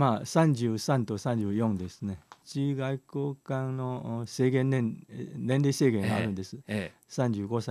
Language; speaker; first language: Japanese; non-native, fluent; Chinese